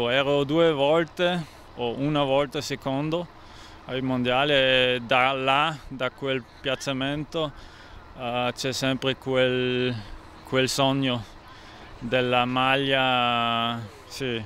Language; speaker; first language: Italian; non-native, local second language; German